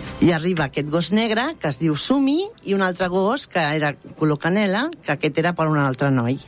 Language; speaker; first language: Catalan; non-native, local second language; Spanish